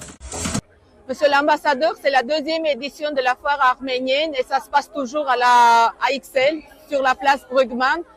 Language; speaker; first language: French; non-native, fluent; Armenian